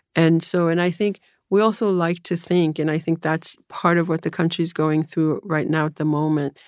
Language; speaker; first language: English; early bilingual, other home language; Haitian Creole